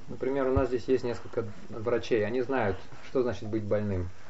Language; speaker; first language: Russian; native; Russian